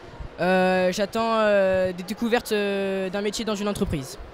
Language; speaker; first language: French; native; French